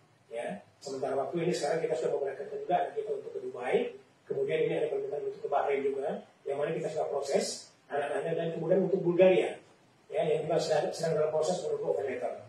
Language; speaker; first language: Indonesian; native; Indonesian